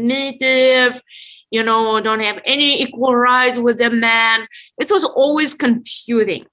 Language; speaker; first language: English; non-native, fluent; Uzbek